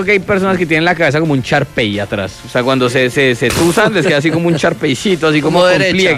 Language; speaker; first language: Spanish; native; Spanish